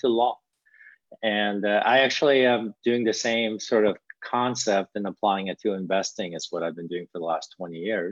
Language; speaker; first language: English; early bilingual, other home language; Korean